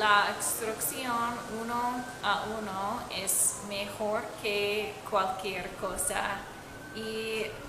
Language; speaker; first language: Spanish; non-native, learner; English